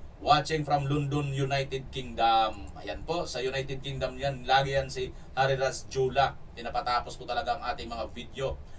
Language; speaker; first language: Filipino; non-native, local second language; Cebuano